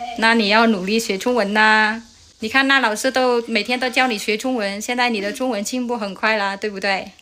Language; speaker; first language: Chinese; non-native, fluent; Vietnamese